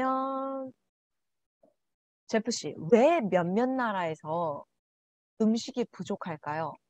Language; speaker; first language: Korean; non-native, learner; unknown